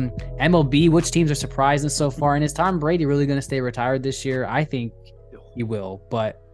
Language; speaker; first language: English; native; English